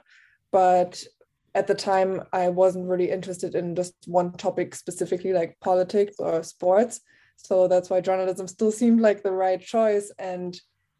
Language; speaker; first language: English; non-native, fluent; German